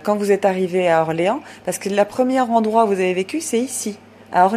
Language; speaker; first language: French; native; French